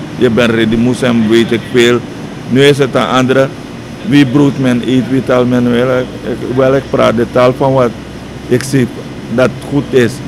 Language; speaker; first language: Dutch; native; Dutch